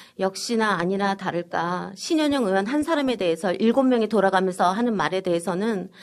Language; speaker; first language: Korean; native; Korean